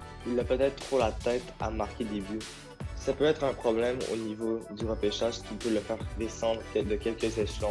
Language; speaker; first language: French; native; French